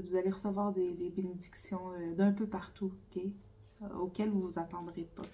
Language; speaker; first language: French; native; French